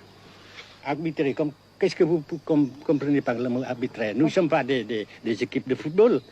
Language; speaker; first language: French; non-native, fluent; Vietnamese